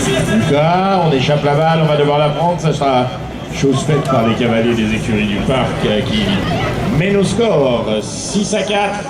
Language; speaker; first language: French; native; French